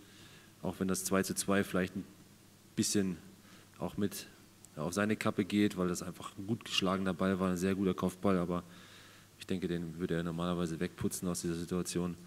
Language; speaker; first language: German; native; German